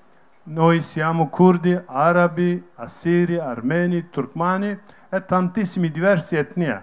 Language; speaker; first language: Italian; non-native, learner; Kurdish